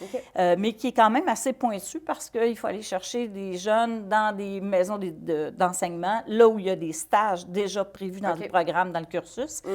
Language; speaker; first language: French; native; French